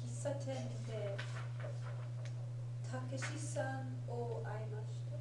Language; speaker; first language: Japanese; non-native, learner; English